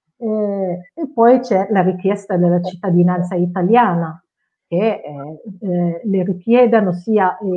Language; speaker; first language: Italian; non-native, fluent; Arabic